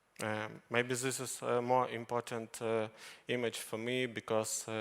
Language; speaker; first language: English; non-native, learner; Ukrainian